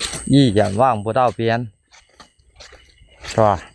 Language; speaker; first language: Chinese; native; Chinese